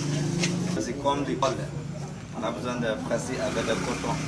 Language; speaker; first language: French; non-native, learner; Burmese